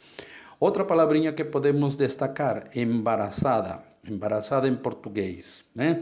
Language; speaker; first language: Portuguese; non-native, fluent; Spanish